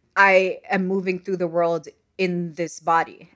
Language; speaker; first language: English; non-native, fluent; Arabic